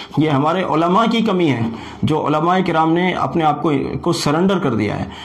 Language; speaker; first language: Urdu; native; Urdu